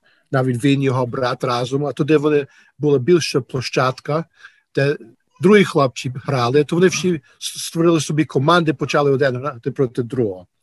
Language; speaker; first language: Ukrainian; early bilingual, heritage; Ukrainian